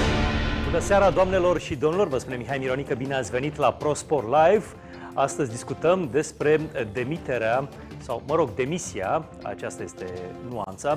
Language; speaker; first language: Romanian; native; Romanian